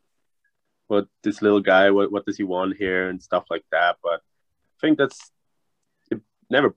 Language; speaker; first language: English; non-native, fluent; Swiss German